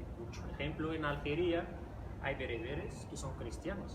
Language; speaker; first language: Spanish; non-native, fluent; Riffian